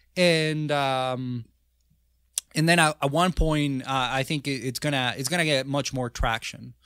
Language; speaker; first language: English; non-native, fluent; Spanish